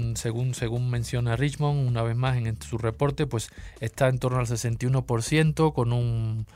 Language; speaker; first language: Spanish; native; Spanish